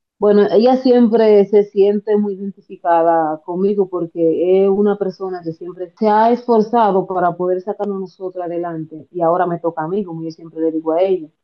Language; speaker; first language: Spanish; native; Spanish